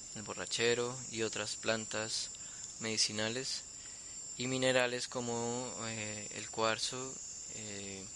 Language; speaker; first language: Spanish; native; Spanish